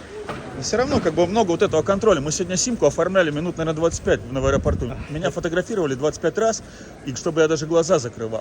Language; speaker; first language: Russian; native; Russian